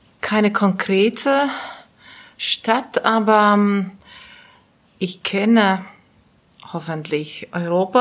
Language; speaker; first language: German; non-native, learner; Latvian